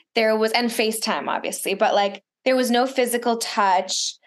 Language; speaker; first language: English; early bilingual, other home language; Russian